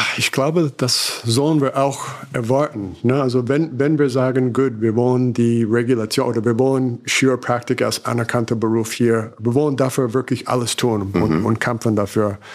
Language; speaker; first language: German; non-native, fluent; English